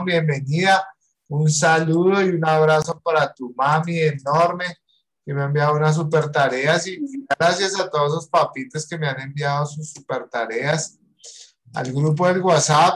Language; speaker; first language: Spanish; native; Spanish